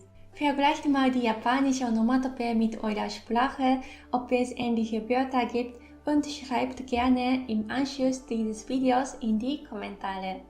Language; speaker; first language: German; non-native, fluent; Japanese